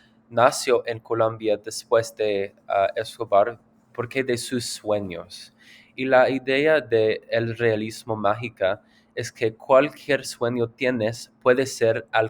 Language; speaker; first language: Spanish; non-native, learner; English